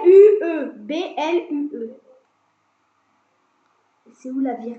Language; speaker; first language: French; native; French